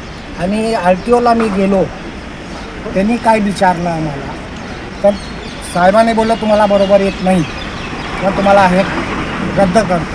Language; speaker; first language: Marathi; non-native, local second language; Hindi